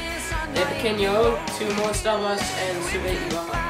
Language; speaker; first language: Spanish; non-native, learner; English